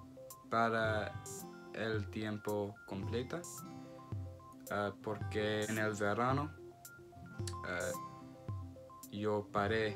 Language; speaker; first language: Spanish; non-native, learner; English